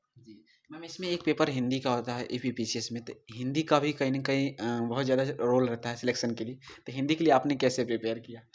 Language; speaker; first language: Hindi; native; Hindi